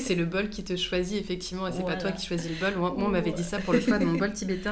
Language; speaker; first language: French; native; French